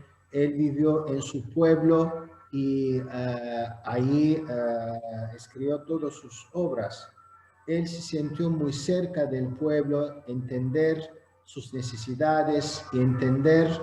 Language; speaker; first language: Spanish; non-native, fluent; Azerbaijani